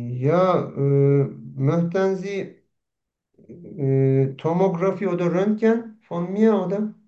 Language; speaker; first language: German; non-native, learner; Turkish